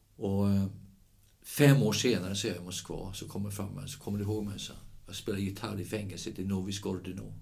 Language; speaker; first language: Swedish; native; Swedish